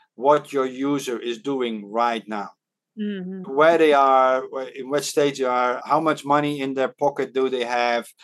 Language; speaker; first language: English; non-native, fluent; Dutch